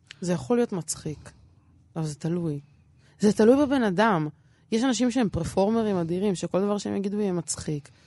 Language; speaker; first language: Hebrew; early bilingual, other home language; Russian